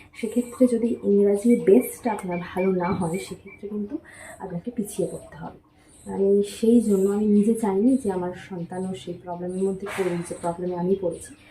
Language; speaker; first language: Bangla; native; Bangla